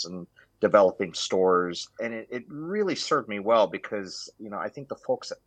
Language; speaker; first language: English; native; English